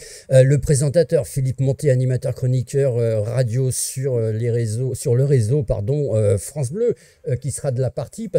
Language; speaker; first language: French; native; French